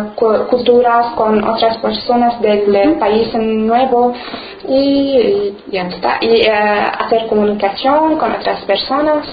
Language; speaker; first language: Spanish; non-native, learner; Arabic